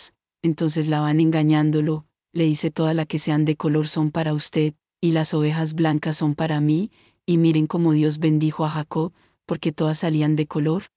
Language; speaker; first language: Spanish; native; Spanish